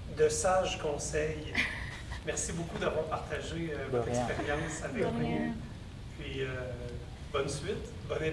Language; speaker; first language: French; native; French